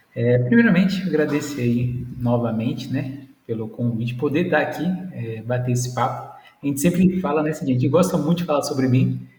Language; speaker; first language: Portuguese; native; Portuguese